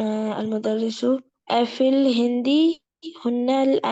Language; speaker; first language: Arabic; non-native, learner; Urdu